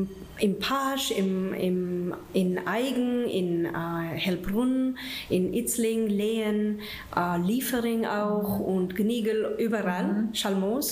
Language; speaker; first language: German; non-native, fluent; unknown